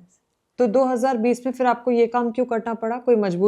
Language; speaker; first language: Hindi; native; Hindi